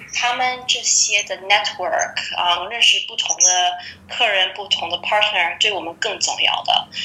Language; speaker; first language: Chinese; early bilingual, heritage; Chinese